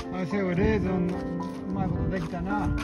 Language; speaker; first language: Japanese; native; Japanese